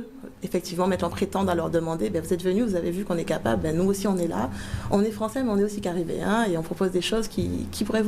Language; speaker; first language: French; native; French